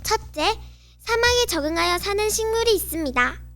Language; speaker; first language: Korean; native; Korean